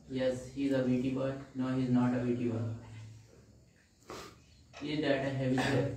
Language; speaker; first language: English; non-native, learner; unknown